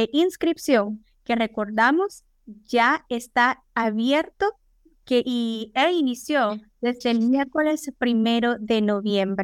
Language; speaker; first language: Spanish; native; Spanish